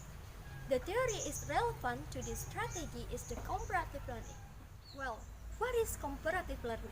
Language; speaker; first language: English; non-native, learner; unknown